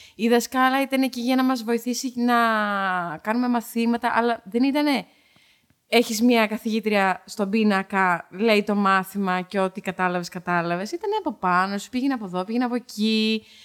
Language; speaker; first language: Greek; early bilingual, other home language; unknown